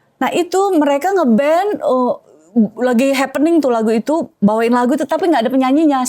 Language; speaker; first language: Indonesian; non-native, local second language; Sasak